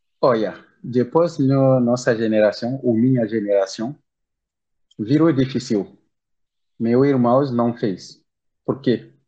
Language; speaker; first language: Portuguese; non-native, learner; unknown